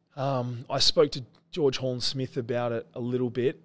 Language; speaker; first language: English; native; English